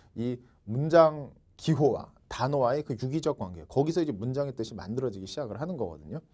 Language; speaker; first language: Korean; native; Korean